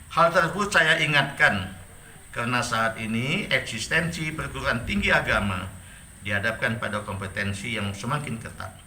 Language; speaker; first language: Indonesian; non-native, local second language; Achinese